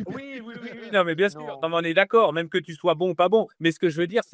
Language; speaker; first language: French; native; French